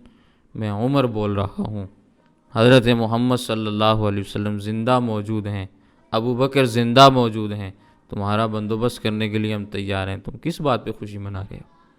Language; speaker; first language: Urdu; native; Urdu